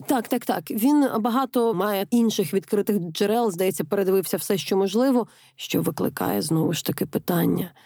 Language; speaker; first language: Ukrainian; native; Ukrainian